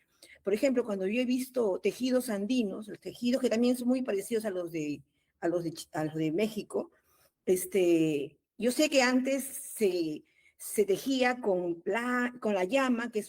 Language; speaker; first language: Spanish; native; Spanish